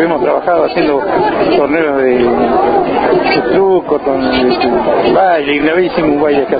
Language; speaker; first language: Spanish; native; Spanish